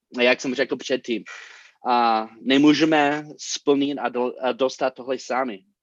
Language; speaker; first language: Czech; non-native, fluent; English